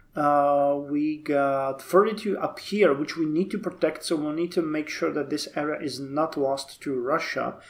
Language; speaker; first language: English; non-native, fluent; Czech